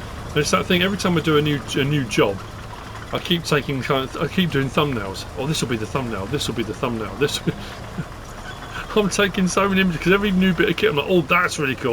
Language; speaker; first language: English; native; English